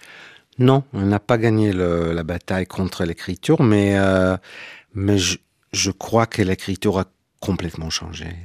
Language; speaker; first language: French; non-native, fluent; Hebrew